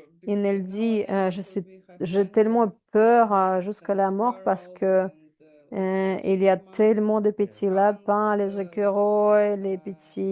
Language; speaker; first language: French; non-native, fluent; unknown